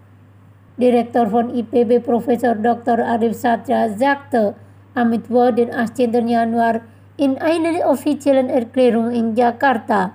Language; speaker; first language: German; non-native, fluent; Indonesian